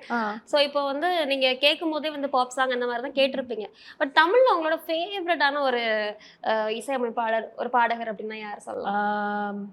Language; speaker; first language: Tamil; native; Tamil